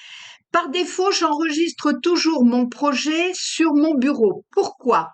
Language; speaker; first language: French; native; French